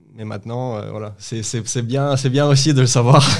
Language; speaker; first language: French; non-native, fluent; Uzbek